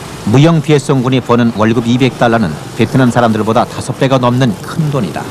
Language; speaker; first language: Korean; native; Korean